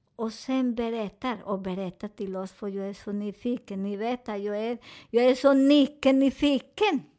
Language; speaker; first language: Swedish; non-native, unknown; Spanish